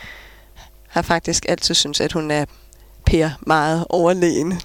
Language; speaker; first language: Danish; native; Danish